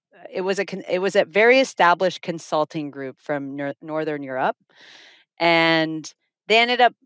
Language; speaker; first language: English; non-native, fluent; Finnish